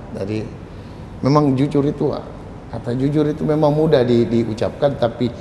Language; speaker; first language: Indonesian; native; Indonesian